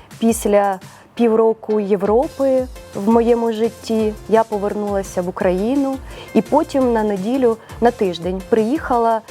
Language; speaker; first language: Ukrainian; non-native, local second language; Russian